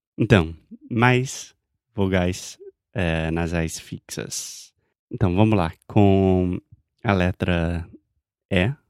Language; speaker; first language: Portuguese; non-native, fluent; English